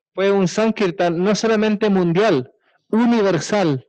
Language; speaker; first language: Spanish; native; Spanish